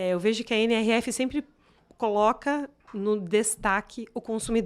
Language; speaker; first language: Portuguese; native; Portuguese